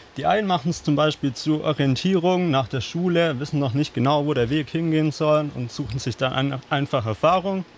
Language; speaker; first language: German; native; German